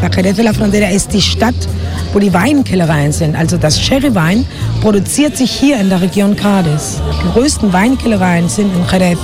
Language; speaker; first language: German; non-native, fluent; Spanish